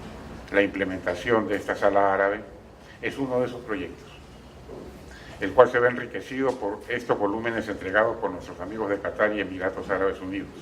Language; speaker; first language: Spanish; native; Spanish